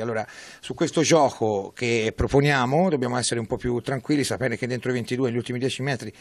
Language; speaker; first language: Italian; native; Italian